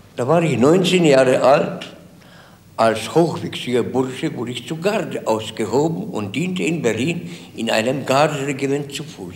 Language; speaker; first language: German; native; German